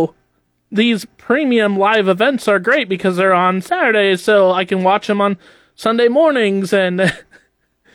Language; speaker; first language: English; native; English